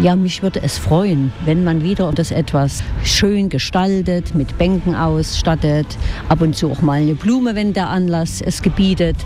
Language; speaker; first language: German; native; German